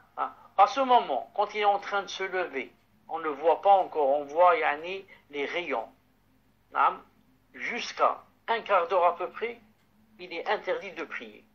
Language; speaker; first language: French; non-native, local second language; Arabic